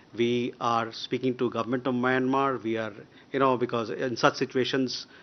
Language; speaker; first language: English; non-native, local second language; Hindi